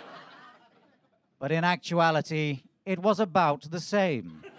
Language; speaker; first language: English; native; English